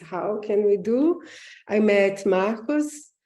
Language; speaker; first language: English; non-native, learner; Portuguese